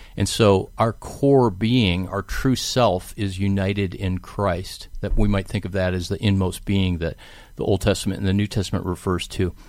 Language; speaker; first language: English; native; English